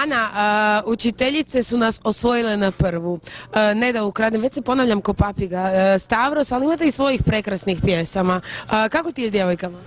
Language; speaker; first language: Croatian; native; Croatian